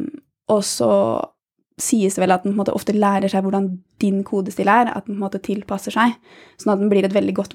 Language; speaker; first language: Norwegian; native; Norwegian